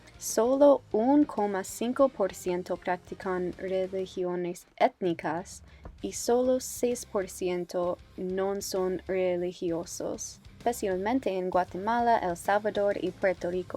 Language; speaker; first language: Spanish; non-native, learner; English